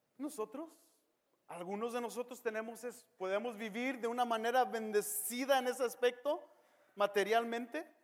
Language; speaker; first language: Spanish; early bilingual, heritage; Spanish